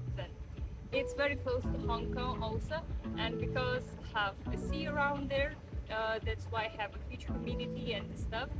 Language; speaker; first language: English; non-native, fluent; Russian